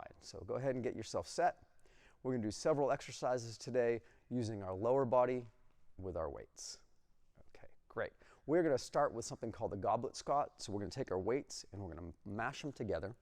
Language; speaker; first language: English; native; English